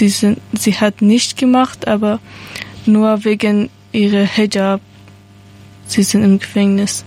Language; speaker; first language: German; non-native, learner; Persian